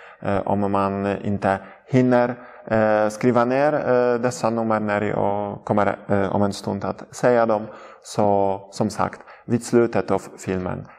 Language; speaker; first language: Swedish; non-native, fluent; Polish